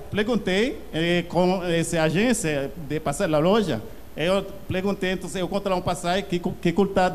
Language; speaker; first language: Portuguese; non-native, learner; Haitian Creole